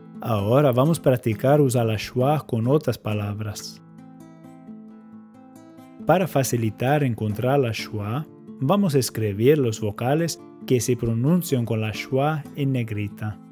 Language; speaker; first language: Spanish; non-native, fluent; English